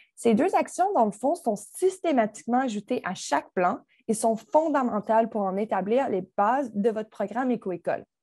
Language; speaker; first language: French; native; French